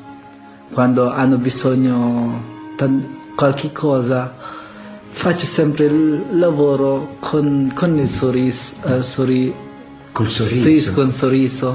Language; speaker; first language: Italian; non-native, learner; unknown